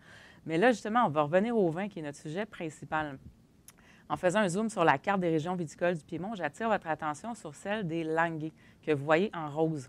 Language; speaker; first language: French; native; French